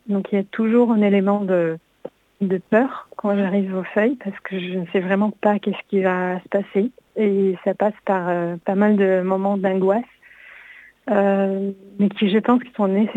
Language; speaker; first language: French; non-native, fluent; Hebrew